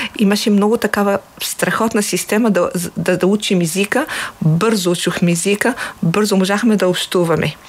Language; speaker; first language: Bulgarian; non-native, fluent; Arabic